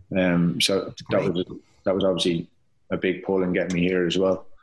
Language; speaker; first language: English; native; English